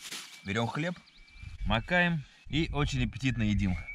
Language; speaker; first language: Russian; native; Russian